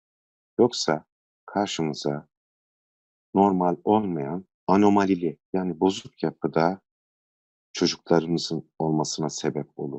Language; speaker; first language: Turkish; native; Turkish